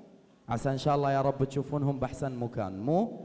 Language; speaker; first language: Arabic; native; Arabic